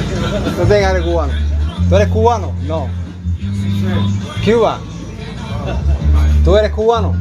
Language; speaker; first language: Spanish; native; Spanish